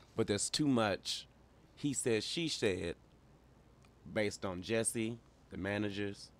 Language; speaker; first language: English; native; English